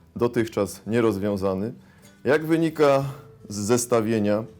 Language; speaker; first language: Polish; native; Polish